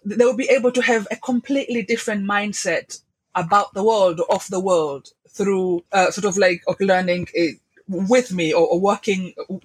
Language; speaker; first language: English; non-native, local second language; Swahili